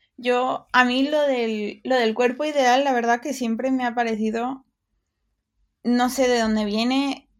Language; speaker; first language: Spanish; early bilingual, other home language; English